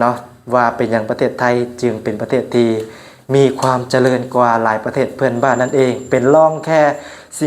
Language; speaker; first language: Thai; non-native, local second language; Lao